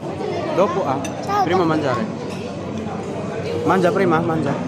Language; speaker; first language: Italian; non-native, learner; Filipino